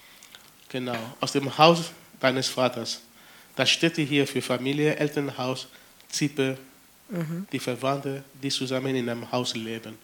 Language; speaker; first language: German; non-native, fluent; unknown